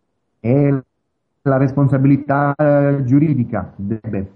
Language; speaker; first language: Italian; native; Italian